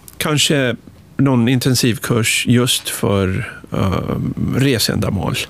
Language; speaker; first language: Swedish; native; Swedish